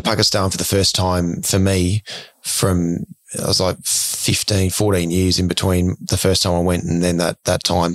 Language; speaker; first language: English; native; English